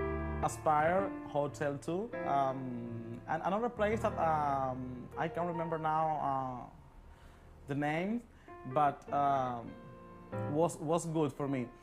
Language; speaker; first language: English; non-native, learner; Spanish